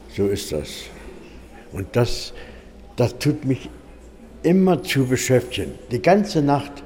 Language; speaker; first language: German; native; German